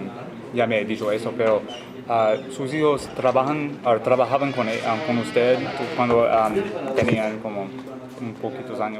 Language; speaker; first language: Spanish; non-native, learner; English